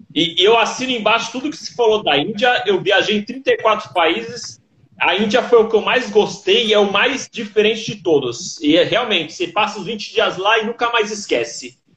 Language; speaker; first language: Portuguese; native; Portuguese